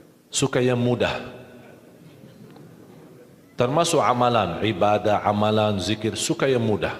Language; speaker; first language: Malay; non-native, fluent; Arabic